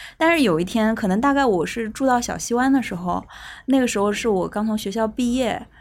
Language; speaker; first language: Chinese; native; Chinese